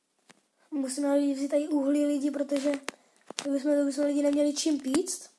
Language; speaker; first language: Czech; non-native, learner; Slovak